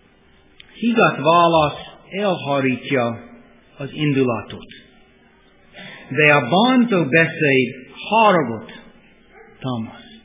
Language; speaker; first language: Hungarian; non-native, fluent; English